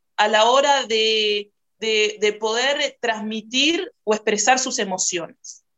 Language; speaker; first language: Spanish; native; Spanish